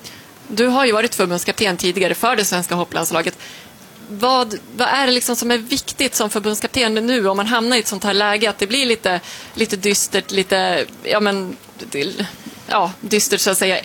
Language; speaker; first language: Swedish; native; Swedish